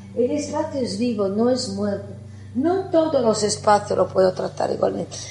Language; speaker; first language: Spanish; non-native, fluent; Italian